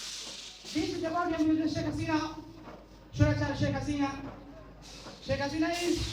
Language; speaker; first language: English; non-native, learner; Bangla